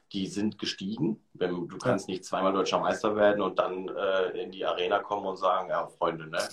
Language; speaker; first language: German; native; German